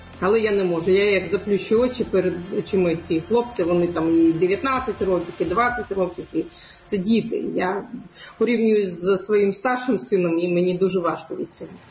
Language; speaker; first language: Ukrainian; non-native, local second language; Crimean Tatar